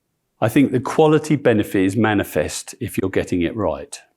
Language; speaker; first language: English; native; English